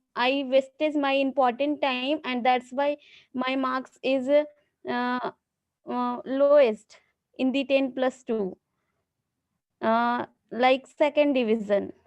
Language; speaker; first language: English; non-native, learner; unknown